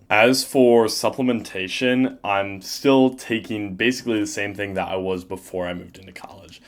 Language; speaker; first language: English; native; English